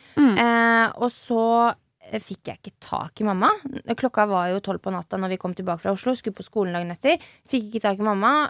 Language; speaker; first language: Norwegian; early bilingual, other home language; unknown